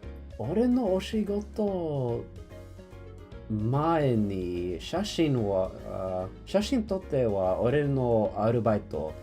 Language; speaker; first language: Japanese; non-native, learner; English